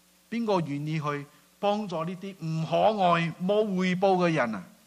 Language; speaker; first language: Cantonese; non-native, fluent; Min Nan Chinese